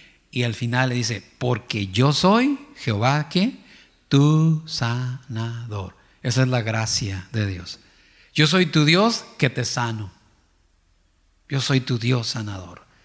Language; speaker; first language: Spanish; native; Spanish